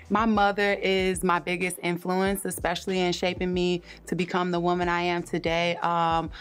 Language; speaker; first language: English; native; English